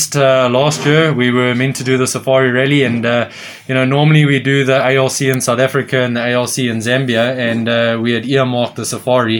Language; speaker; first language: English; native; English